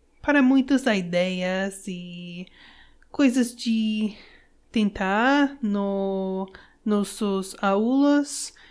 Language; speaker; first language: Portuguese; non-native, learner; English